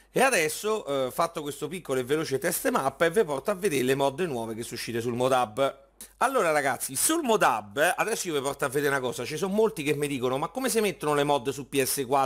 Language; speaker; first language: Italian; native; Italian